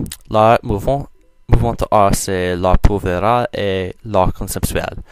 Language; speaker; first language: French; non-native, learner; English